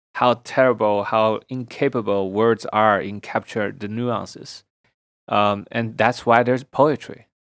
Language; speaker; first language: English; non-native, fluent; Chinese